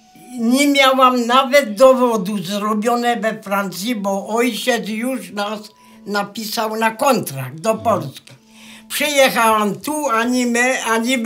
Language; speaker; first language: Polish; early bilingual, heritage; Polish